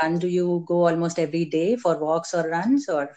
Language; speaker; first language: English; non-native, local second language; Hindi